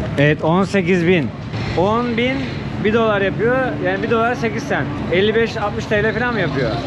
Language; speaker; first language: Turkish; native; Turkish